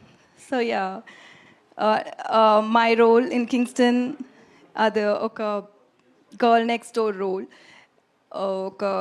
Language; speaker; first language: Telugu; non-native, learner; Tamil